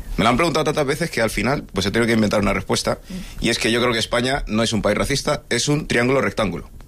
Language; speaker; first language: Spanish; early bilingual, other home language; English